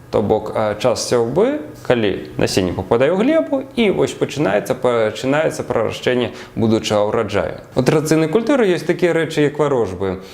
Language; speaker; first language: Belarusian; native; Belarusian